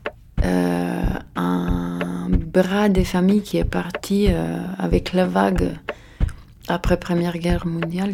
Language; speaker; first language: French; non-native, fluent; Serbian